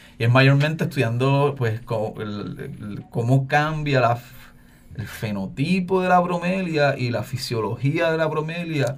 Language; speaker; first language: Spanish; native; Spanish